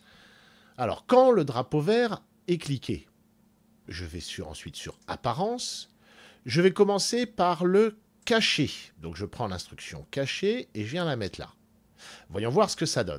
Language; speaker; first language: French; native; French